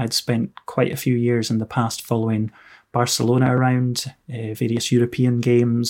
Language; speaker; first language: English; native; English